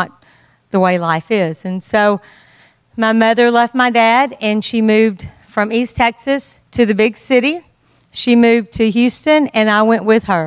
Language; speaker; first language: English; native; English